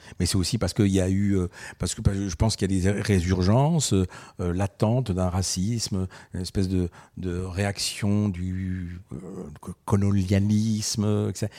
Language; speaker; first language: French; early bilingual, other home language; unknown